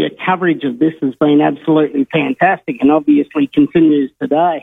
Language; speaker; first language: English; native; English